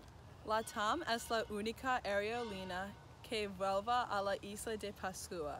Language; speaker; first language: Spanish; non-native, learner; English